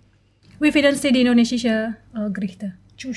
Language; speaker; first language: German; non-native, learner; Indonesian